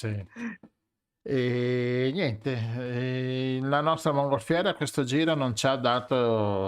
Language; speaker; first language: Italian; native; Italian